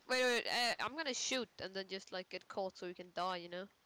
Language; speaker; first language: English; non-native, fluent; Danish